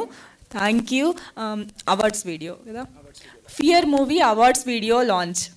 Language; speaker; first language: Telugu; non-native, fluent; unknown